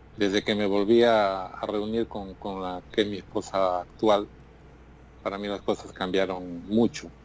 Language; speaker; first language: Spanish; native; Spanish